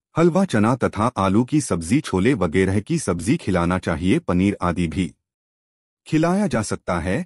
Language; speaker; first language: Hindi; native; Hindi